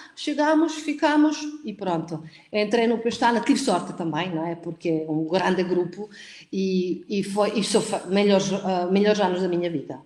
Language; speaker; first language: Portuguese; non-native, fluent; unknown